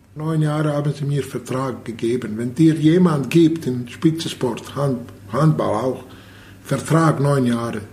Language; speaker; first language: German; non-native, learner; Bosnian